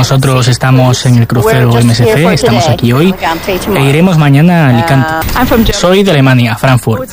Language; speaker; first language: Spanish; non-native, learner; German